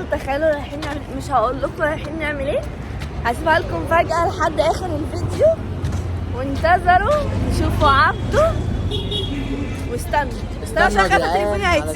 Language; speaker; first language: Arabic; native; Arabic